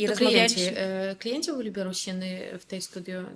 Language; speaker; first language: Polish; non-native, fluent; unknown